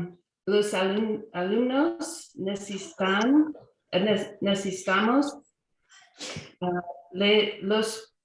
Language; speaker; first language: Spanish; non-native, learner; English